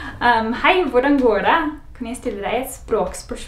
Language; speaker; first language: Norwegian; non-native, fluent; English